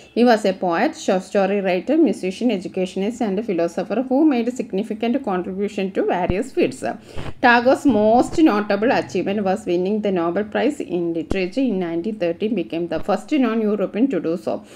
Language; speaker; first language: English; non-native, local second language; Malayalam